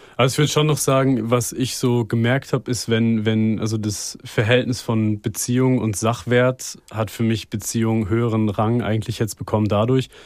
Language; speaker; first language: German; native; German